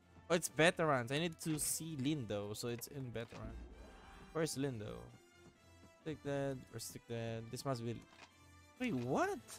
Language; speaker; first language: English; non-native, local second language; Filipino